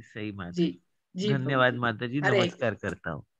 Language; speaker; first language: Hindi; non-native, local second language; Marathi